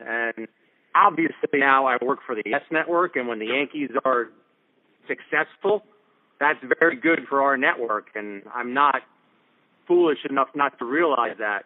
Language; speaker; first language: English; native; English